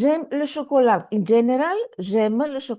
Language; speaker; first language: French; non-native, fluent; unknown